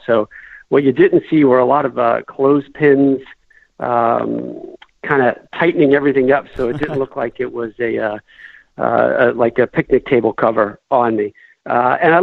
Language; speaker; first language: English; native; English